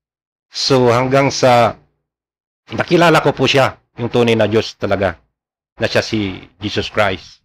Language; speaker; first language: Filipino; non-native, local second language; Iloko